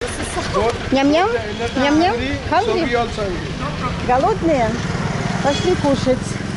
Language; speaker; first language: Russian; native; Russian